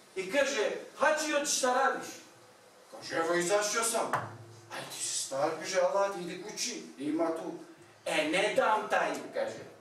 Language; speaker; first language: Bosnian; non-native, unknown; Turkish